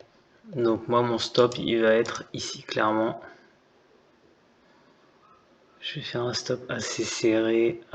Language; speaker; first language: French; native; French